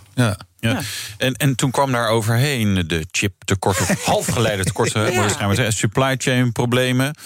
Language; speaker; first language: Dutch; native; Dutch